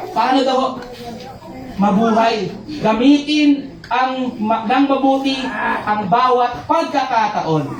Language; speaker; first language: Filipino; non-native, local second language; Cebuano